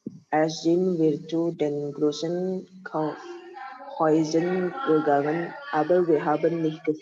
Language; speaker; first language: German; non-native, learner; Indonesian